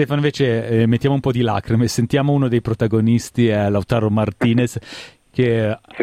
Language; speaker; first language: Italian; native; Italian